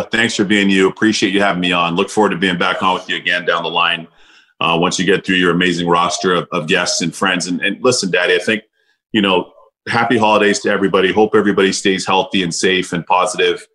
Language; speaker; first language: English; native; English